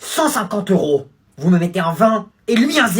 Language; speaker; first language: French; native; French